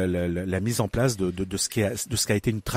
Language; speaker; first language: French; native; French